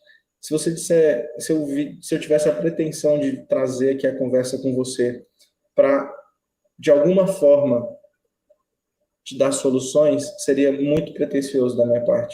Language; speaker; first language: Portuguese; native; Portuguese